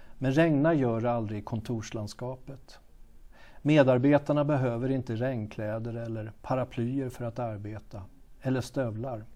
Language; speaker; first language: Swedish; native; Swedish